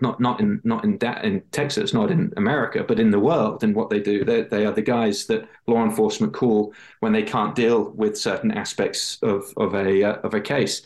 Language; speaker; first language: English; native; English